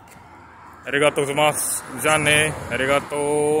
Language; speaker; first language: Japanese; non-native, learner; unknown